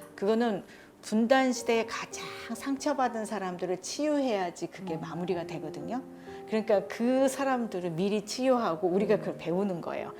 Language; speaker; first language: Korean; native; Korean